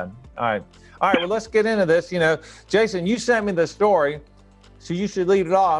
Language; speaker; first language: English; native; English